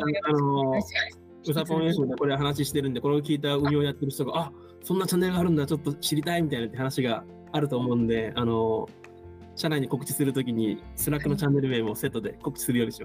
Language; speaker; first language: Japanese; native; Japanese